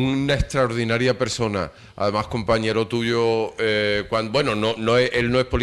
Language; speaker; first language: Spanish; native; Spanish